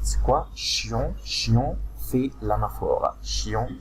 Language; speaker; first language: French; non-native, fluent; Arabic